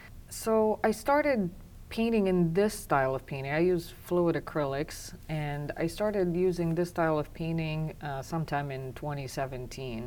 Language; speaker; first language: English; non-native, fluent; Romanian